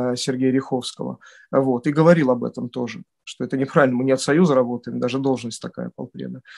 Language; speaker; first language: Russian; native; Russian